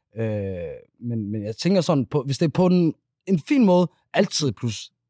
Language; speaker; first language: Danish; early bilingual, other home language; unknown